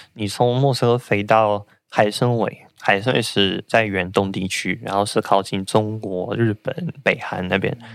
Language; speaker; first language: Chinese; non-native, fluent; Russian